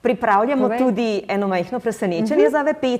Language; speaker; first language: Slovenian; native; Slovenian